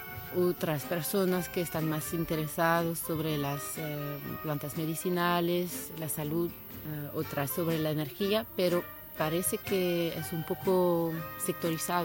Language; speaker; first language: Spanish; non-native, fluent; French